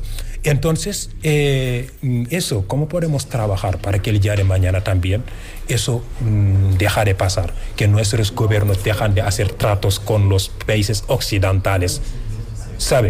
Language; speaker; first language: Spanish; non-native, fluent; Wolof